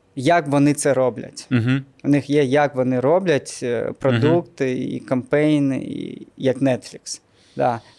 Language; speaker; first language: Ukrainian; non-native, local second language; Russian